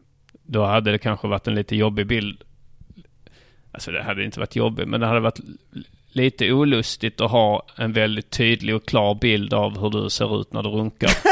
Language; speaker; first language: Swedish; native; Swedish